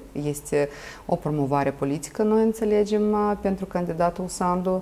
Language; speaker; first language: Romanian; non-native, local second language; Russian